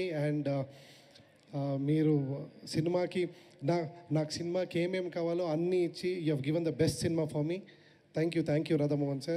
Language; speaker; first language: Telugu; non-native, learner; Kannada